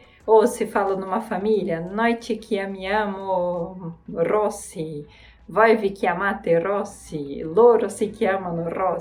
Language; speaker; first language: Italian; non-native, fluent; Portuguese